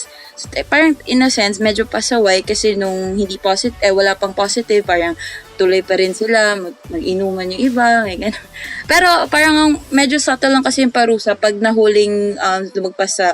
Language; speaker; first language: Filipino; non-native, local second language; Cebuano